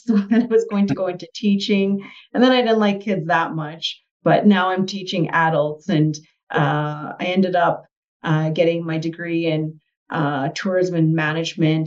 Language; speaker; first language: English; native; English